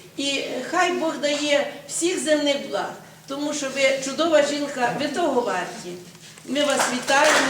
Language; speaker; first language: Ukrainian; native; Ukrainian